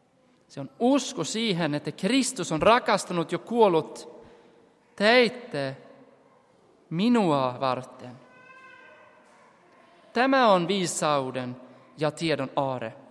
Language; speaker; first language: Finnish; non-native, fluent; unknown